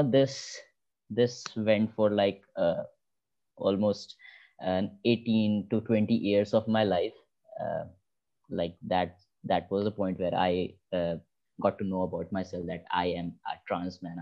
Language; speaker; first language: English; non-native, local second language; Hindi